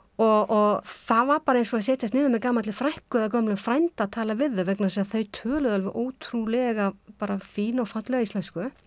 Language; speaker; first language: Icelandic; native; Icelandic